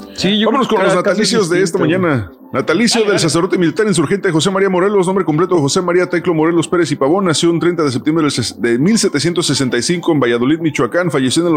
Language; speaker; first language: Spanish; early bilingual, heritage; Spanish